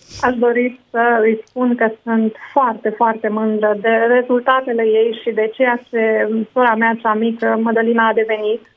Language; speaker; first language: Romanian; native; Romanian